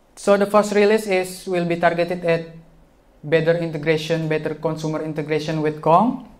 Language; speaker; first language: English; non-native, fluent; Indonesian